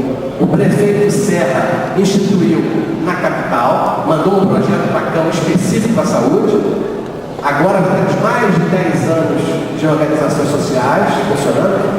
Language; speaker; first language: Portuguese; native; Portuguese